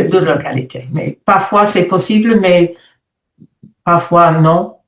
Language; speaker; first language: French; non-native, learner; English